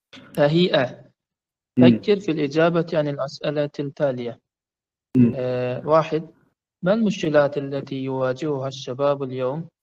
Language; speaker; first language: Arabic; non-native, learner; Persian